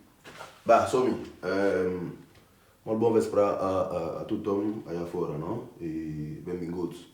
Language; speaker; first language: Catalan; non-native, fluent; Akan